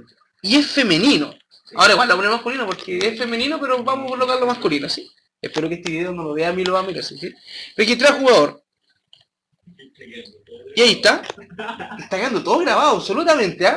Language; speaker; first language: Spanish; native; Spanish